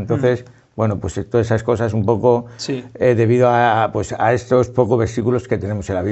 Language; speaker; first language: Spanish; native; Spanish